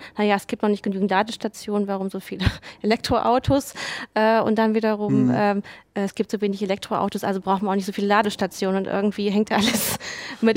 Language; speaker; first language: German; native; German